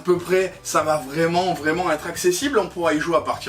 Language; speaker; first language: French; native; French